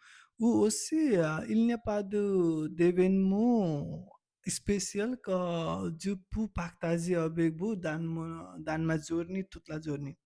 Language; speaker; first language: French; non-native, learner; Nepali